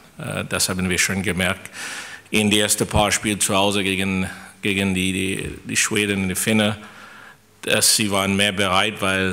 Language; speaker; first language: German; non-native, fluent; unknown